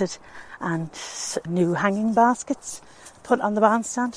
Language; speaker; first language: English; native; English